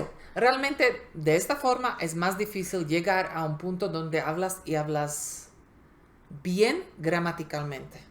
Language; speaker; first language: Spanish; non-native, fluent; Slovak